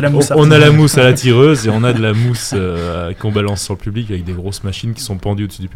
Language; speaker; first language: French; native; French